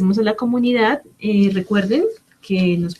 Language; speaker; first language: Spanish; native; Spanish